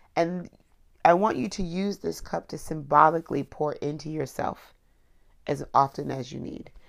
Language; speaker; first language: English; native; English